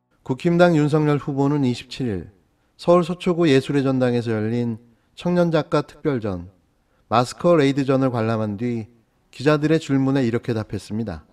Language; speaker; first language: Korean; native; Korean